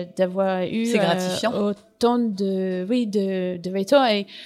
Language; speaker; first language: French; non-native, fluent; English